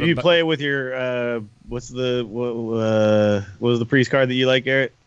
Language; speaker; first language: English; native; English